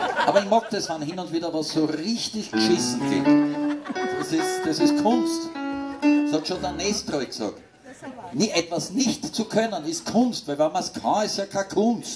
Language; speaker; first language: German; native; German